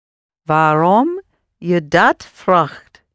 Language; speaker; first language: Dutch; non-native, learner; English